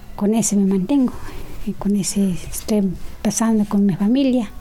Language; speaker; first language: Spanish; native; Spanish